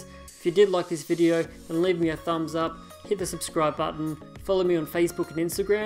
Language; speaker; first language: English; native; English